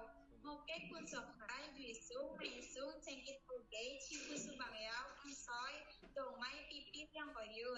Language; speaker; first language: Cantonese; non-native, learner; Javanese